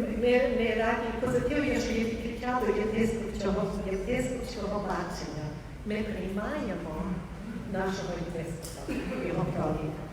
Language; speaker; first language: Ukrainian; early bilingual, heritage; Ukrainian